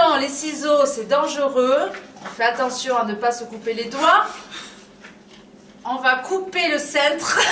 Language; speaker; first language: French; native; French